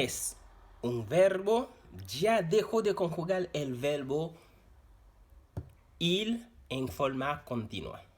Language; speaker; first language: Spanish; non-native, fluent; Haitian Creole